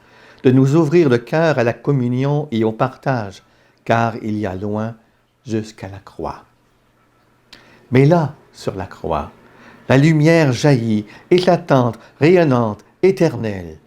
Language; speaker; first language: French; native; French